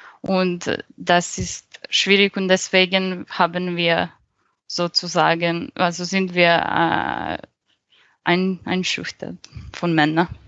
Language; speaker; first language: German; non-native, fluent; Serbian